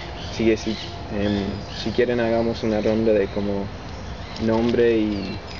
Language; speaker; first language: Spanish; non-native, fluent; English